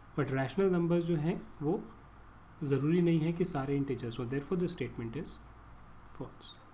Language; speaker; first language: Hindi; native; Hindi